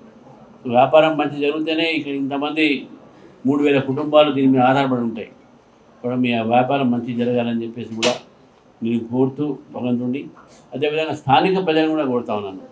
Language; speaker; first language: Telugu; native; Telugu